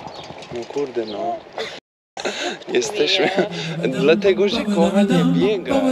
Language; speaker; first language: Polish; non-native, learner; Turkish